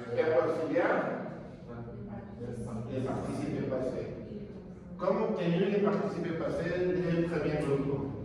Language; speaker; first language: French; non-native, learner; Spanish